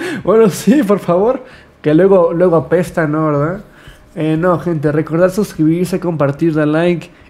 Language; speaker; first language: Spanish; native; Spanish